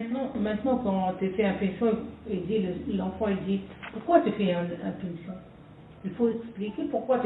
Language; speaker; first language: French; non-native, learner; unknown